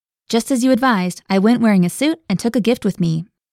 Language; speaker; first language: English; native; English